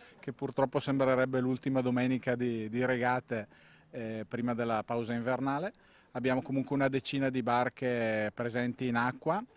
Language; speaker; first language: Italian; native; Italian